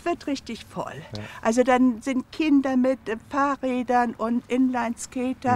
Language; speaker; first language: German; native; German